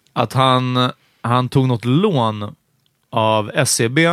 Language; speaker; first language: Swedish; early bilingual, other home language; Hungarian